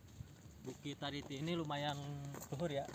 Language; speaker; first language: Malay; non-native, local second language; Sundanese